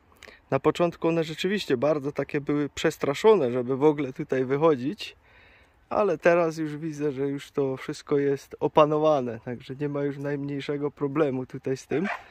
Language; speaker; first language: Polish; native; Polish